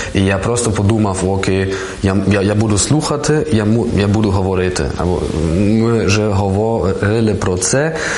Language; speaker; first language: Ukrainian; non-native, learner; German